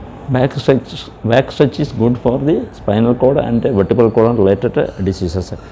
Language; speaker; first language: English; non-native, local second language; Malayalam